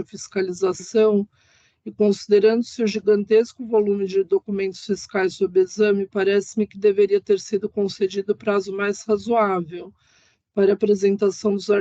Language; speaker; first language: Portuguese; native; Portuguese